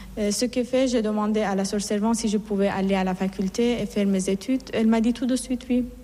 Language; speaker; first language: French; non-native, fluent; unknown